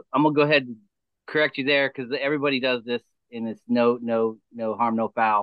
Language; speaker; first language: English; native; English